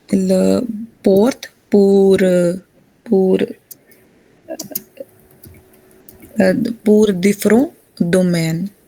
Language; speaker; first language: French; non-native, learner; Hindi